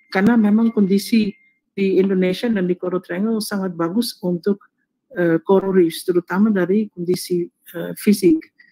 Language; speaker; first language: Indonesian; early bilingual, heritage; Indonesian